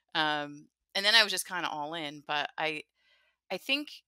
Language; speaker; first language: English; native; English